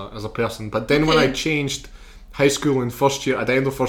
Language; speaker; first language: English; early bilingual, other home language; Slovak